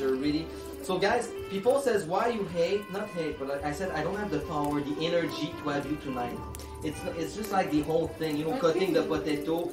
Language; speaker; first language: English; non-native, fluent; French